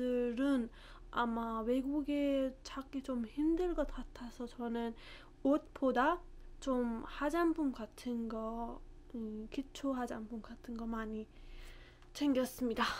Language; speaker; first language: Korean; non-native, fluent; Persian